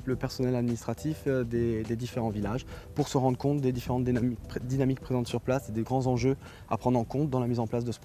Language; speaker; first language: French; native; French